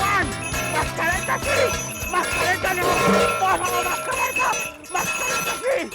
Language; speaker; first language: Catalan; native; Catalan